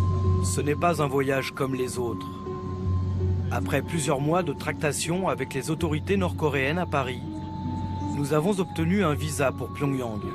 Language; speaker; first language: French; native; French